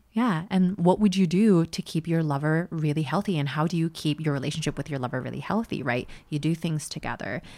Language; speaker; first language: English; early bilingual, other home language; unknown